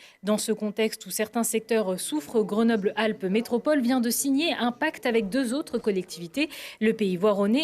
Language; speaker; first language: French; native; French